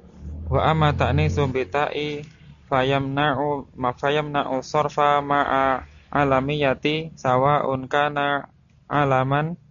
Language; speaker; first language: Arabic; non-native, learner; Indonesian